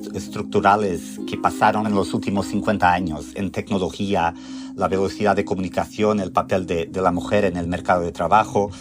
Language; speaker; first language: Spanish; non-native, fluent; Portuguese